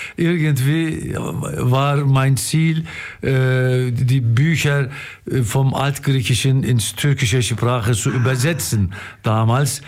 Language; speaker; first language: German; non-native, fluent; Turkish